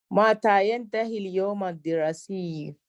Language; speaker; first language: Arabic; non-native, learner; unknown